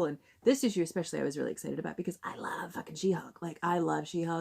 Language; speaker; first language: English; native; English